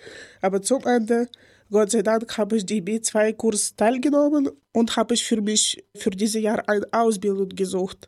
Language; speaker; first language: German; non-native, learner; Ukrainian